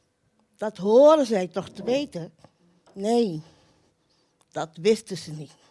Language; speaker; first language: Dutch; non-native, local second language; Papiamento